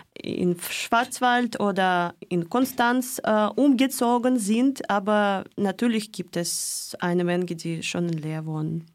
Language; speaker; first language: German; non-native, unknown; Russian